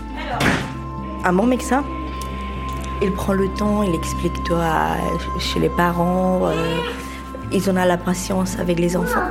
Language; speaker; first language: French; early bilingual, other home language; Romanian